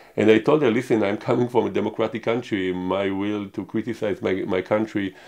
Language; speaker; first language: English; non-native, fluent; Hebrew